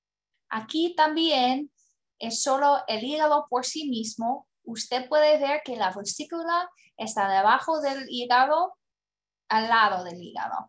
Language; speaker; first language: Spanish; non-native, learner; English